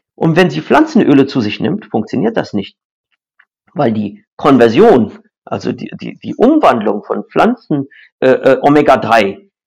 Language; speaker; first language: German; non-native, fluent; English